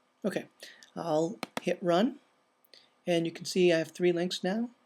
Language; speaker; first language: English; native; English